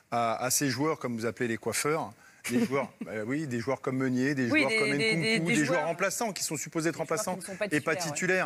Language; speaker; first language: French; native; French